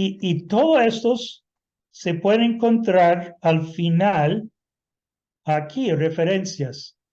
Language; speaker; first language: Spanish; non-native, fluent; English